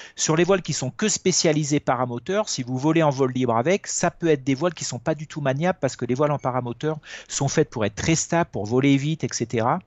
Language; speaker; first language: French; native; French